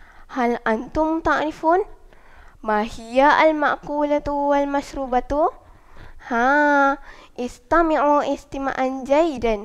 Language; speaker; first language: Arabic; non-native, learner; Malay